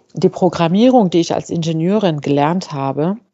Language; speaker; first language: German; non-native, fluent; Arabic